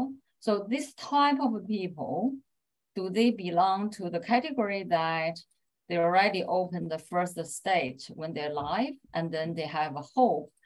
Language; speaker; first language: English; non-native, fluent; Chinese